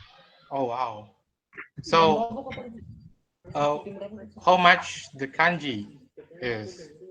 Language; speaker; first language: English; non-native, fluent; Indonesian